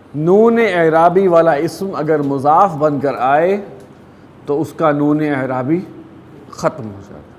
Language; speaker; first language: Urdu; native; Urdu